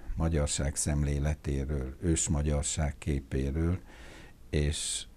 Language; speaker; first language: Hungarian; native; Hungarian